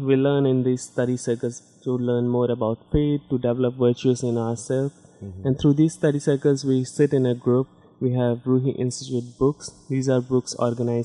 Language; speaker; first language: English; non-native, local second language; Hindi